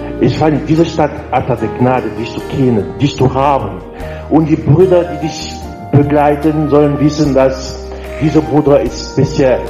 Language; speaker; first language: German; non-native, learner; French